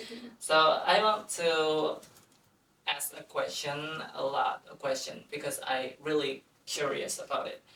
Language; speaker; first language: English; non-native, fluent; Indonesian